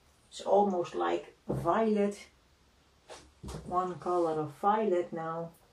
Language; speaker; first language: English; non-native, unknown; Dutch